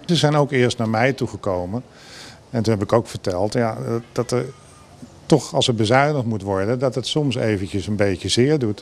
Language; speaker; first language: Dutch; native; Dutch